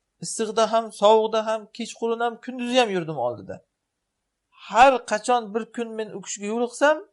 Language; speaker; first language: Uzbek; native; Uzbek